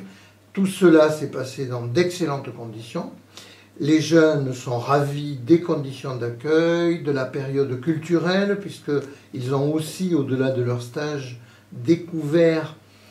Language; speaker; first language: French; native; French